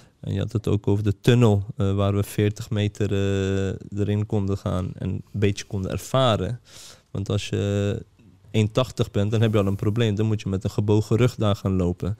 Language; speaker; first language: Dutch; early bilingual, other home language; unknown